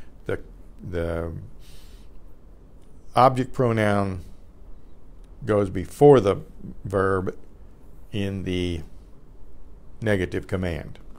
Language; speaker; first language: English; native; English